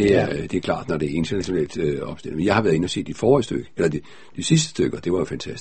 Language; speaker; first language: Danish; native; Danish